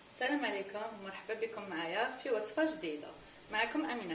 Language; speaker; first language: Arabic; native; Arabic